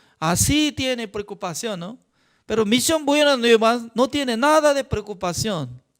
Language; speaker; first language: Spanish; non-native, fluent; Korean